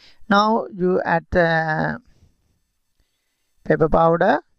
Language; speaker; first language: English; non-native, local second language; Tamil